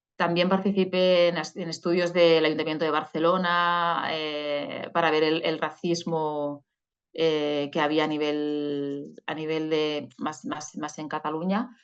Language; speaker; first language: Spanish; non-native, local second language; Catalan